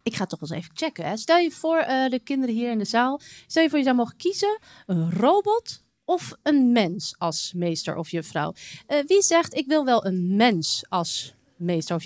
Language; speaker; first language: Dutch; native; Dutch